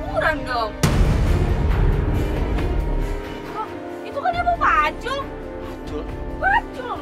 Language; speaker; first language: Indonesian; native; Indonesian